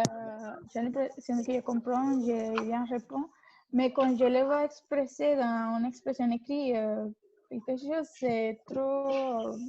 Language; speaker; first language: French; non-native, learner; Spanish